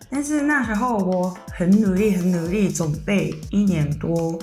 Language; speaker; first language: Chinese; non-native, learner; Japanese